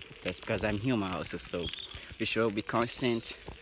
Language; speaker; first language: English; non-native, fluent; Portuguese